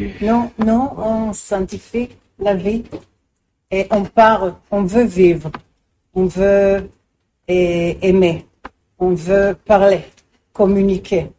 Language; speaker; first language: French; non-native, learner; Hebrew